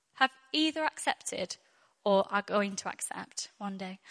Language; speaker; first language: English; native; English